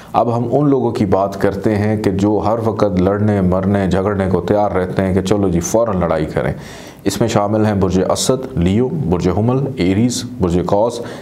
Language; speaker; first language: Urdu; native; Urdu